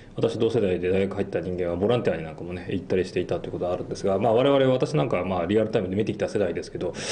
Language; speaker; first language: Japanese; native; Japanese